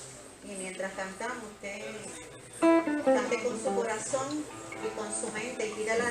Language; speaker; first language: Spanish; native; Spanish